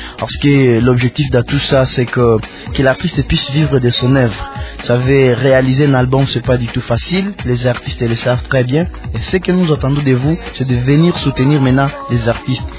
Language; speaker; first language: French; non-native, local second language; Nande